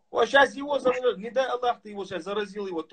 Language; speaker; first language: Russian; non-native, fluent; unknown